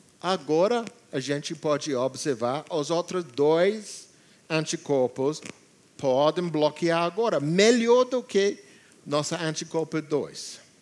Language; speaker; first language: Portuguese; non-native, learner; English